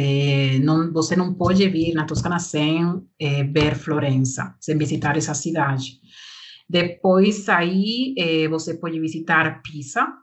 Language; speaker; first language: Portuguese; non-native, learner; Spanish